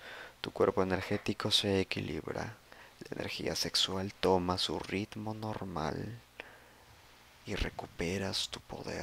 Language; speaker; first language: Spanish; native; Spanish